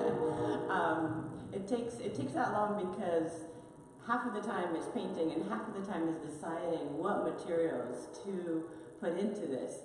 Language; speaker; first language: English; non-native, fluent; Spanish